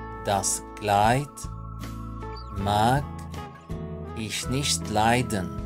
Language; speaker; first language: German; non-native, fluent; Arabic